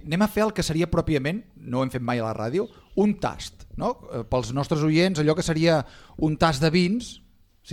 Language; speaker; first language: Catalan; native; Catalan